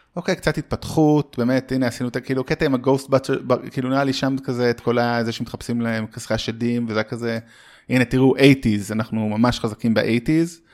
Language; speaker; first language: Hebrew; early bilingual, heritage; Hebrew